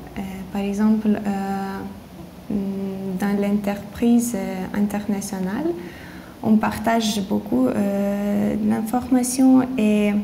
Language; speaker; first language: French; non-native, learner; Lithuanian